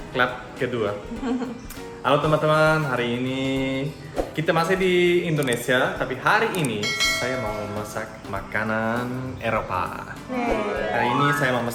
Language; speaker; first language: Indonesian; non-native, learner; German